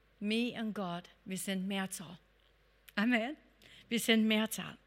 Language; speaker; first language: German; non-native, fluent; English